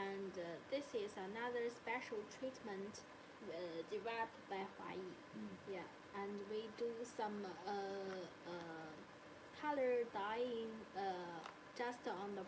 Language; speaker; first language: English; non-native, learner; Chinese